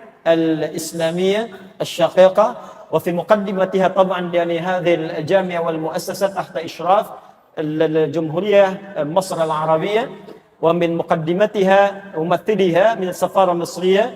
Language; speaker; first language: Arabic; non-native, fluent; Indonesian